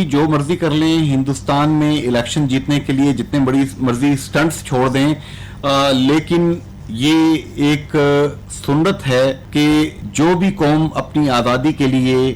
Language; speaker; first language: Urdu; non-native, local second language; Punjabi